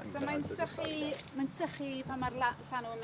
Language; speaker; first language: Welsh; non-native, fluent; English